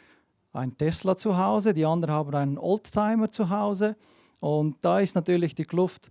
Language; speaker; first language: German; native; German